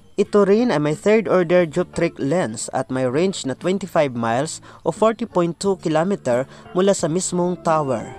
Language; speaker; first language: Filipino; non-native, local second language; Waray